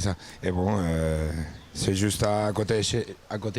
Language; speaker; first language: French; non-native, learner; Spanish